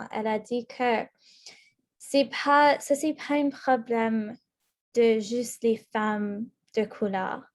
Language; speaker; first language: French; non-native, local second language; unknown